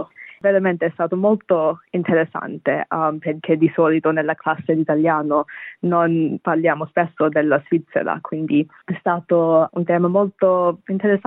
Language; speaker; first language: Italian; non-native, fluent; Bangla